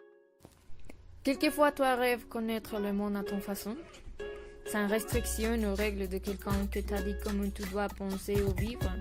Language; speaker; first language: French; non-native, learner; Spanish